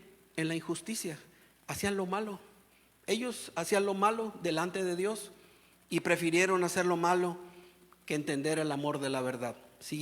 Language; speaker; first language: Spanish; native; Spanish